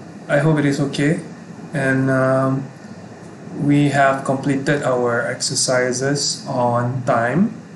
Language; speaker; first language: English; non-native, local second language; Malay